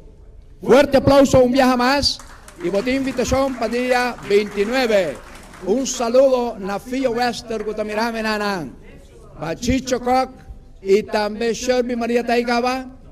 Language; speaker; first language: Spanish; non-native, local second language; Papiamento